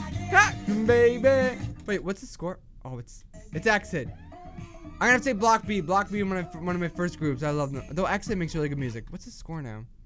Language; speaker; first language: English; native; English